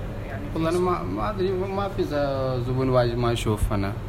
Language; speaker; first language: Arabic; non-native, learner; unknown